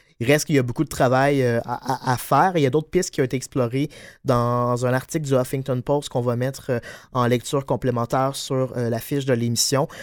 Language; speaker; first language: French; native; French